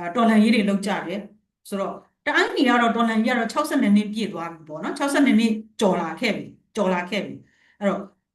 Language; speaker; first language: Burmese; non-native, local second language; Shwe Palaung